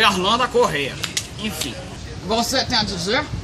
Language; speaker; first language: Portuguese; native; Portuguese